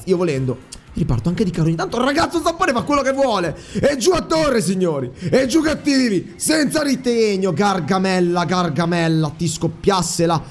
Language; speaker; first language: Italian; native; Italian